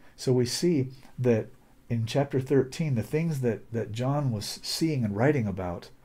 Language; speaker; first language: English; native; English